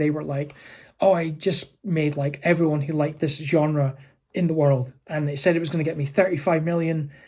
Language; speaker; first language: English; native; English